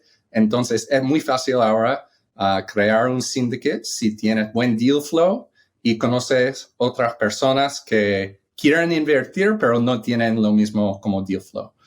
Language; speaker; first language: Spanish; non-native, fluent; English